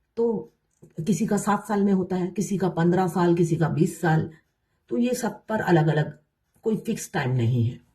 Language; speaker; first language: Hindi; non-native, local second language; Bangla